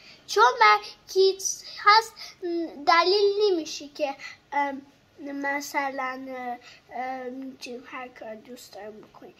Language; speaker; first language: Persian; early bilingual, heritage; Persian